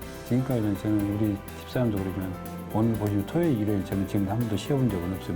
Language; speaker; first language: Korean; native; Korean